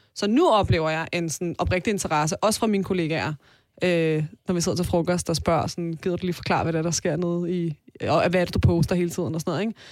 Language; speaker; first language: Danish; early bilingual, other home language; Persian